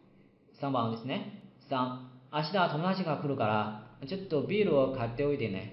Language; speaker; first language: Japanese; non-native, fluent; Chinese